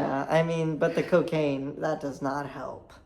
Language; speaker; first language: English; native; English